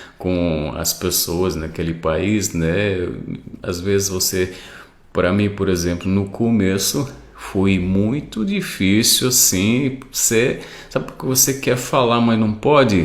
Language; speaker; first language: Portuguese; non-native, fluent; Arabic